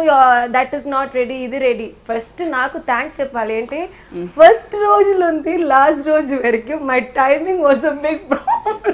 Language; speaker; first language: Telugu; non-native, learner; Malayalam